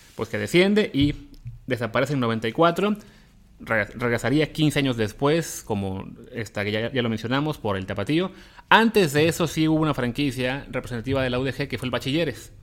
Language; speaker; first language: Spanish; native; Spanish